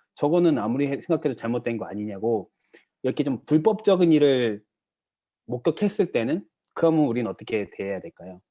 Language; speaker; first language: Korean; native; Korean